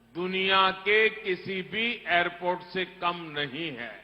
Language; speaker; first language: Hindi; non-native, local second language; Gujarati